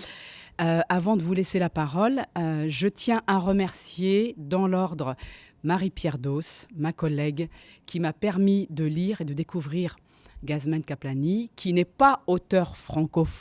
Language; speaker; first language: French; native; French